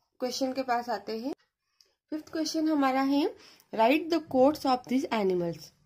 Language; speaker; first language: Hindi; non-native, local second language; Marathi